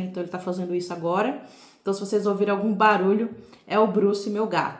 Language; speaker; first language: Portuguese; native; Portuguese